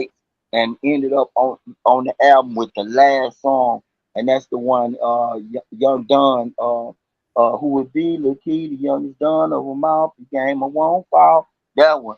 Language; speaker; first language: English; native; English